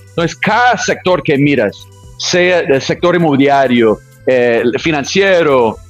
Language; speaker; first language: Spanish; non-native, fluent; English